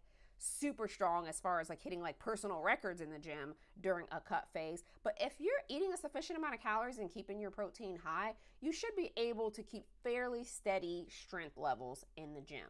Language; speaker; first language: English; native; English